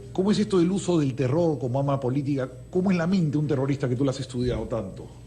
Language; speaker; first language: Spanish; native; Spanish